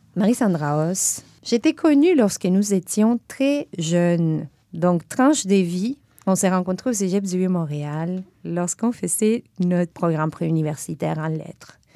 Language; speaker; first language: French; non-native, fluent; Spanish